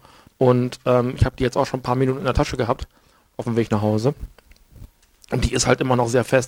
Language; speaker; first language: German; native; German